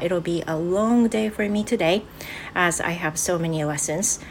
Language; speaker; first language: English; non-native, fluent; Japanese